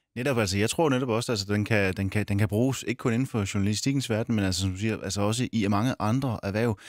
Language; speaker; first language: Danish; native; Danish